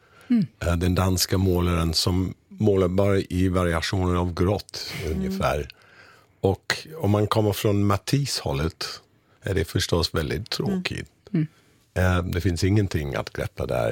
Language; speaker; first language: Swedish; non-native, fluent; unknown